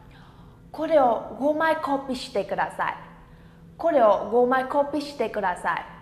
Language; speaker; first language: Japanese; non-native, fluent; Vietnamese